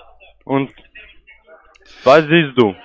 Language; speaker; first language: German; non-native, learner; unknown